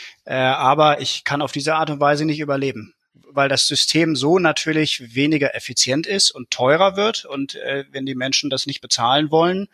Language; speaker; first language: German; native; German